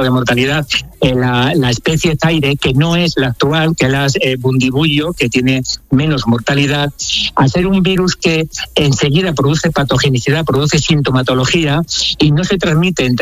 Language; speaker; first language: Spanish; native; Spanish